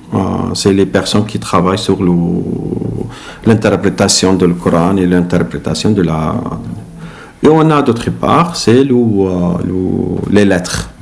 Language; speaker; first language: French; non-native, learner; Arabic